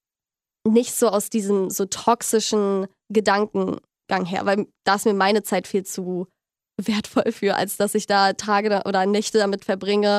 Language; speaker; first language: German; native; German